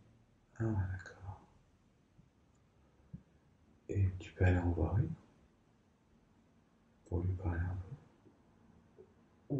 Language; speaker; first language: French; native; French